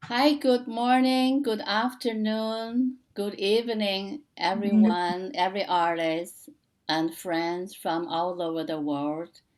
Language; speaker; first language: English; non-native, fluent; Chinese